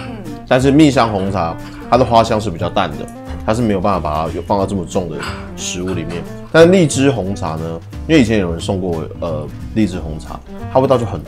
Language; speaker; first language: Chinese; native; Chinese